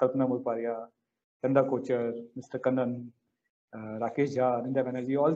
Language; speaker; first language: English; non-native, local second language; Hindi